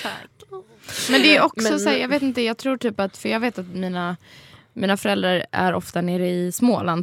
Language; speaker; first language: Swedish; native; Swedish